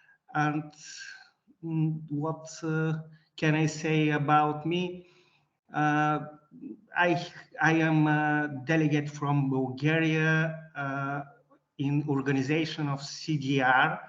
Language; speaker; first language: English; non-native, learner; Bulgarian